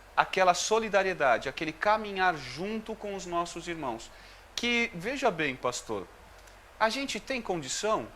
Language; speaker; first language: Portuguese; native; Portuguese